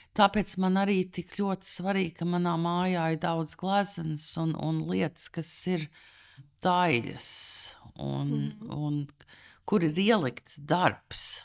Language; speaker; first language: Latvian; early bilingual, heritage; Latvian